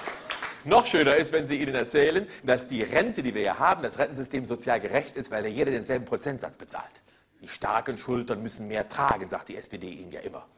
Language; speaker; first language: German; native; German